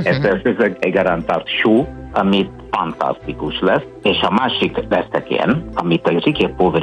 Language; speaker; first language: Hungarian; non-native, fluent; Italian